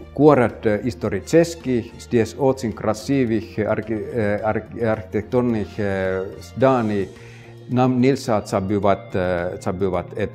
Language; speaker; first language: Russian; non-native, fluent; Finnish